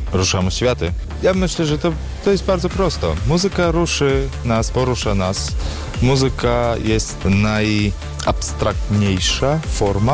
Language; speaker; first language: Polish; non-native, learner; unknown